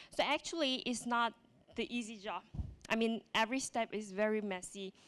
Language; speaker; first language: English; non-native, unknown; Korean